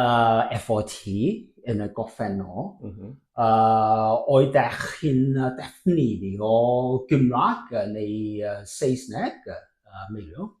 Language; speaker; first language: Welsh; non-native, learner; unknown